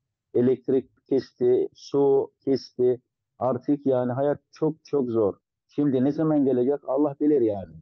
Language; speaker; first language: Turkish; non-native, local second language; Arabic